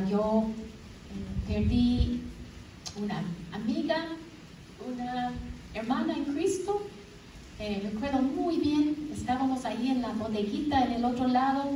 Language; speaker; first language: Spanish; non-native, fluent; English